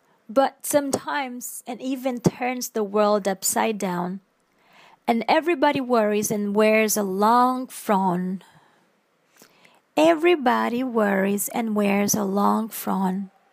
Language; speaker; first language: English; non-native, fluent; Portuguese